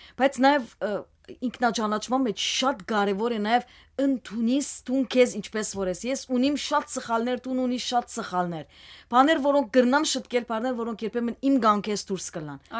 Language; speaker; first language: Armenian; early bilingual, heritage; Armenian